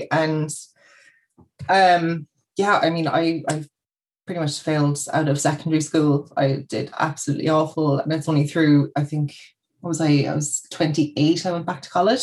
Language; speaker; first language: English; native; English